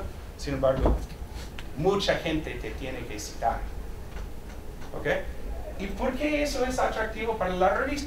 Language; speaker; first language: Spanish; non-native, fluent; English